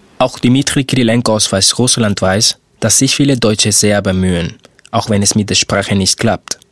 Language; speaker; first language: German; non-native, fluent; Spanish